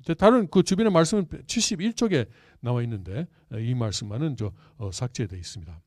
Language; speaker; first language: Korean; native; Korean